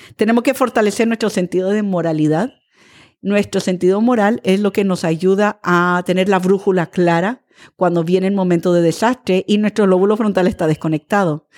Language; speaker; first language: Spanish; early bilingual, other home language; English